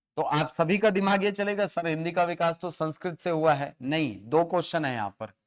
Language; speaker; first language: Hindi; native; Hindi